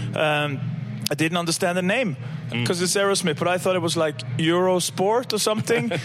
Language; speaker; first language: English; non-native, fluent; Norwegian